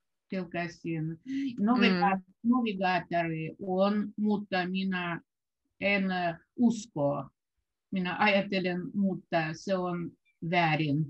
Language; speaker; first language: Finnish; non-native, learner; Russian